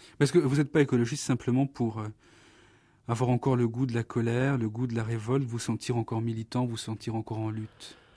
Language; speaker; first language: French; native; French